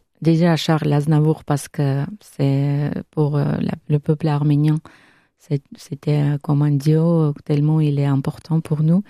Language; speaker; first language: French; non-native, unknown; Armenian